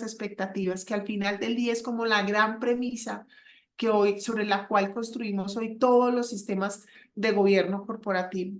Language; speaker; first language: Spanish; native; Spanish